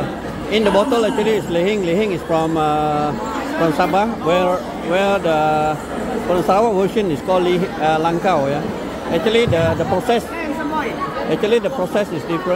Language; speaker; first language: English; non-native, local second language; Malay